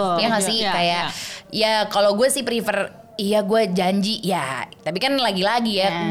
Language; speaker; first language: Indonesian; non-native, fluent; German